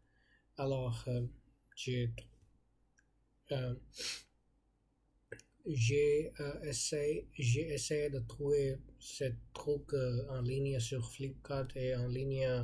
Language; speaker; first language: French; non-native, learner; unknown